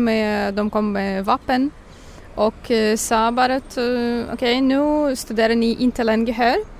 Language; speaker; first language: Swedish; non-native, fluent; Russian